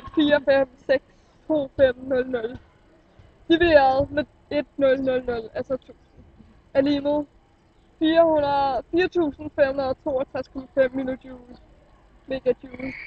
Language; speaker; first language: Danish; native; Danish